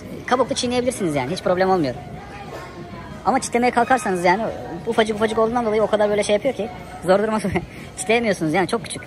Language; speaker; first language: Turkish; native; Turkish